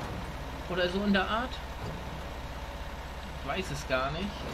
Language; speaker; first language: German; native; German